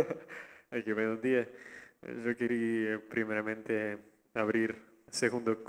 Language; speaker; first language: Spanish; non-native, learner; Russian